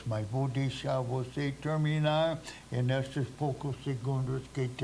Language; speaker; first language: Portuguese; non-native, fluent; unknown